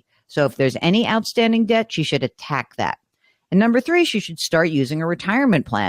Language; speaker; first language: English; native; English